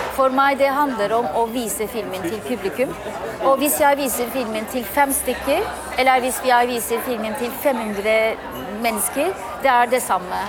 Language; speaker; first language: Norwegian; non-native, fluent; Turkish